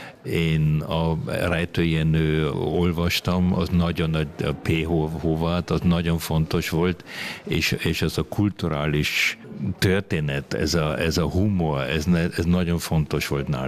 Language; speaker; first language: Hungarian; early bilingual, heritage; Hungarian